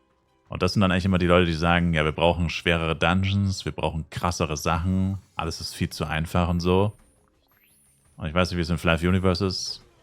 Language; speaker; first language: German; native; German